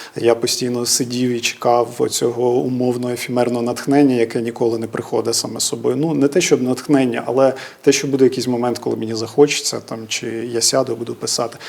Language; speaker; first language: Ukrainian; native; Ukrainian